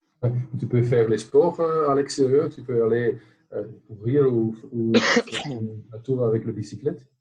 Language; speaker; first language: French; non-native, local second language; Dutch